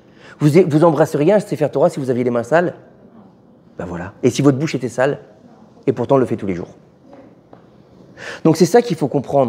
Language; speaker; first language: French; native; French